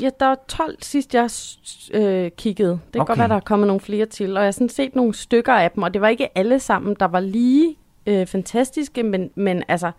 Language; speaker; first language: Danish; native; Danish